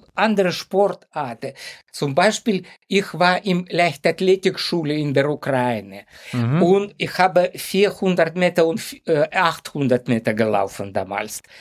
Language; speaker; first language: German; non-native, learner; Ukrainian